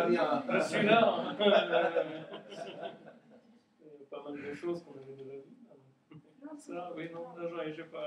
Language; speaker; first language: French; native; French